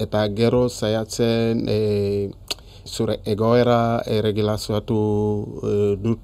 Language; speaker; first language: Basque; non-native, learner; Wolof